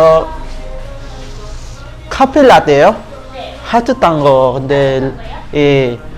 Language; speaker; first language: Korean; non-native, learner; Filipino